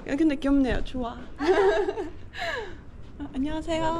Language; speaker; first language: Korean; non-native, learner; Estonian